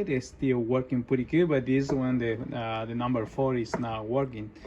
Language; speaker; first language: English; non-native, learner; Spanish